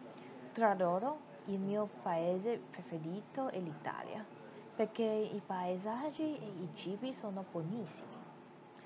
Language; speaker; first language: Italian; non-native, learner; Chinese